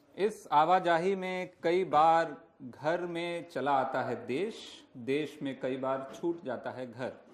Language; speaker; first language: Hindi; non-native, local second language; Punjabi